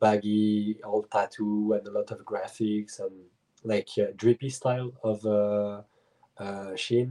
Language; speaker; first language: English; non-native, fluent; French